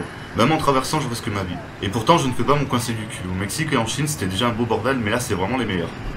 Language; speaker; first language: French; native; French